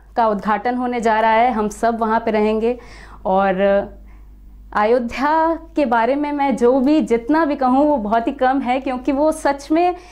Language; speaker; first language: Hindi; native; Hindi